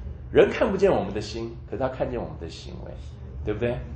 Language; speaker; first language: Chinese; native; Chinese